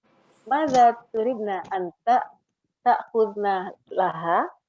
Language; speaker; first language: Arabic; non-native, learner; Indonesian